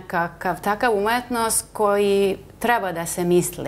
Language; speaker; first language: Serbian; non-native, local second language; Hungarian